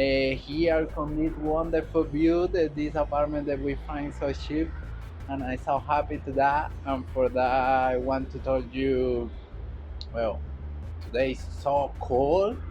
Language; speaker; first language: English; non-native, learner; Spanish